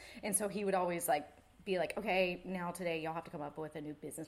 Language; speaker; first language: English; native; English